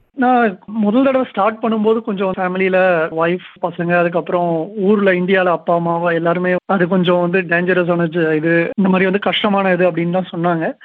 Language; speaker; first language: Tamil; native; Tamil